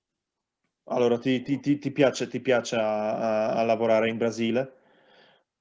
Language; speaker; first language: Italian; non-native, learner; Polish